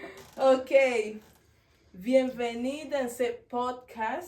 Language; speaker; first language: French; non-native, learner; Spanish